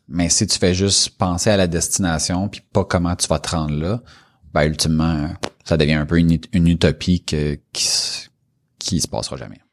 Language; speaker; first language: French; native; French